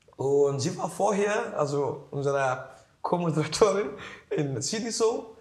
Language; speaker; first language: German; non-native, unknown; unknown